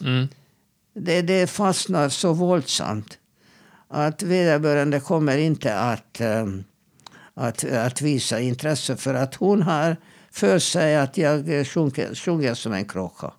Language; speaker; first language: Swedish; non-native, fluent; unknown